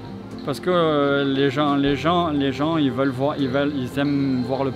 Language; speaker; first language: French; native; French